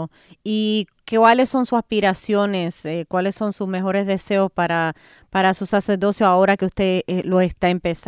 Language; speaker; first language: Spanish; native; Spanish